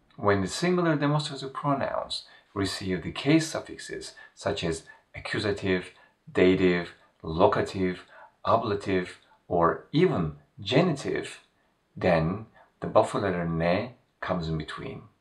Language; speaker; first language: English; non-native, fluent; Turkish